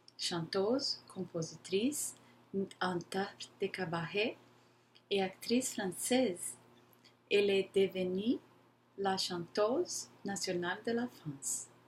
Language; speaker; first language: French; non-native, learner; Portuguese